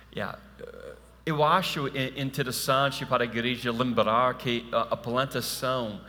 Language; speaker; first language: Portuguese; non-native, fluent; English